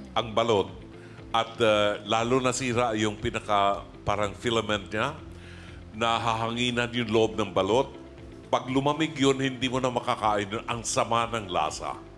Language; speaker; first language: Filipino; native; Filipino